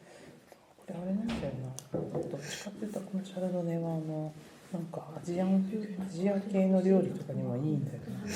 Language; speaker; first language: Japanese; native; Japanese